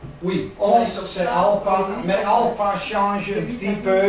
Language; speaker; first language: French; non-native, learner; Dutch